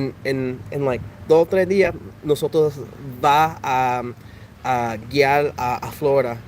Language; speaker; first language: Spanish; early bilingual, heritage; English